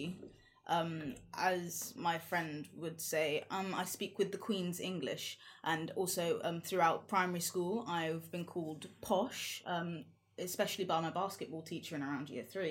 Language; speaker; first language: English; native; English